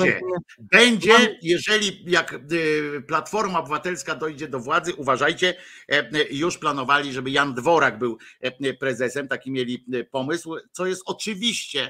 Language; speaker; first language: Polish; native; Polish